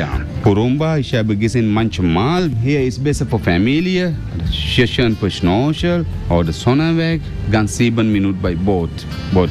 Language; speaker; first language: German; non-native, learner; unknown